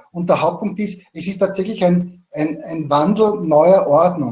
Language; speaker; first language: German; native; German